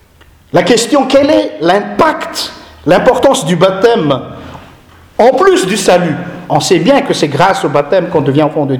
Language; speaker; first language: French; non-native, local second language; Malagasy